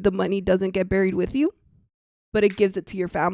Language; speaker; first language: English; native; English